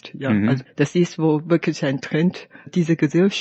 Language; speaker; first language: German; non-native, fluent; Chinese